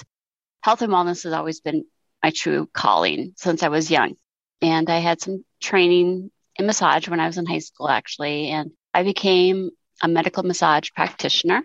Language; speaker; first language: English; native; English